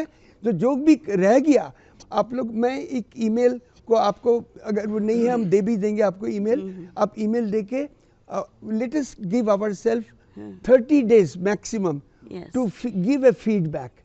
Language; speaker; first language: Hindi; native; Hindi